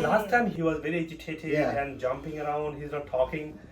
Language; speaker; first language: English; non-native, local second language; Bangla